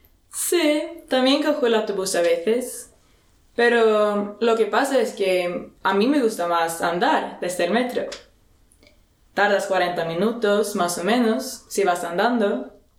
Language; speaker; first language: Spanish; non-native, fluent; Swedish